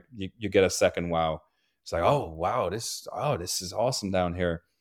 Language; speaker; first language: English; native; English